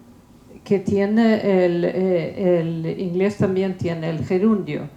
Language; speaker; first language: Spanish; non-native, fluent; Swedish